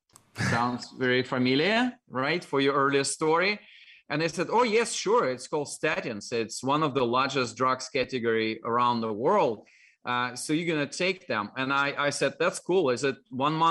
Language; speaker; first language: English; non-native, fluent; Russian